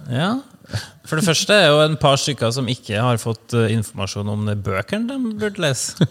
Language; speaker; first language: Norwegian; native; Norwegian